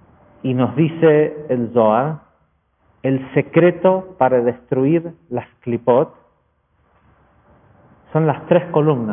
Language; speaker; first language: Spanish; native; Spanish